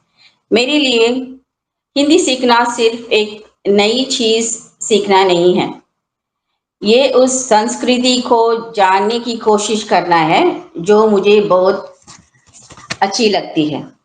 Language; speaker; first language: Hindi; non-native, learner; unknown